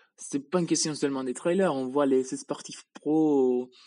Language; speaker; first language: French; non-native, fluent; Spanish